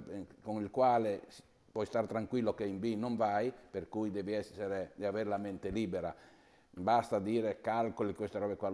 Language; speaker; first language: Italian; native; Italian